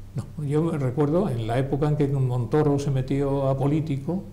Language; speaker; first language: Spanish; native; Spanish